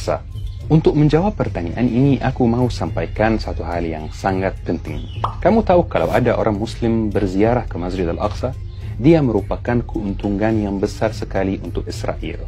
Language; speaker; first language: Indonesian; non-native, fluent; Arabic